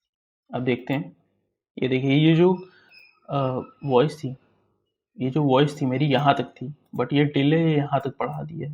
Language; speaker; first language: Hindi; native; Hindi